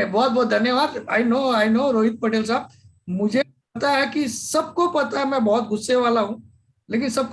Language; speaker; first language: Hindi; native; Hindi